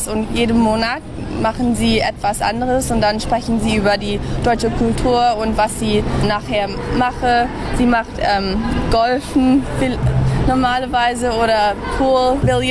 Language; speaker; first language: German; early bilingual, heritage; English